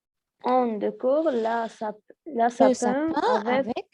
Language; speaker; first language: French; non-native, learner; Arabic